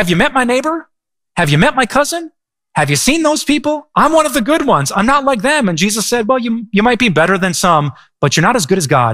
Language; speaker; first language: English; native; English